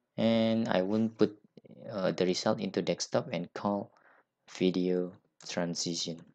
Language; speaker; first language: English; non-native, learner; Indonesian